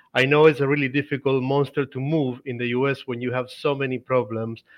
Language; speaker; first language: English; non-native, fluent; Spanish